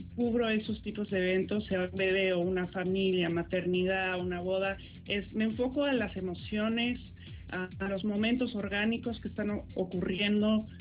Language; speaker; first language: Spanish; early bilingual, heritage; Spanish